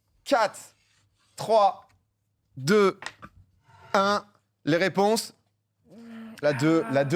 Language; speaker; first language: French; native; French